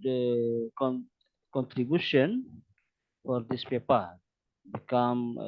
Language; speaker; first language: English; non-native, learner; Indonesian